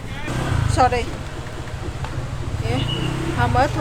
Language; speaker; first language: English; non-native, learner; Vietnamese